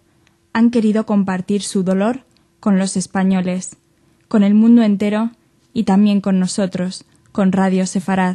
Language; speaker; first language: Spanish; native; Spanish